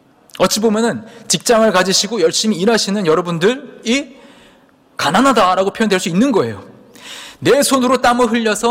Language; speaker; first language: Korean; native; Korean